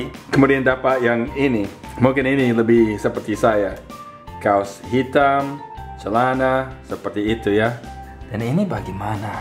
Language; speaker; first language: Indonesian; non-native, fluent; English